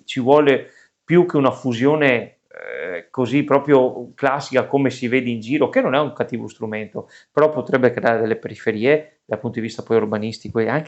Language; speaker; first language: Italian; native; Italian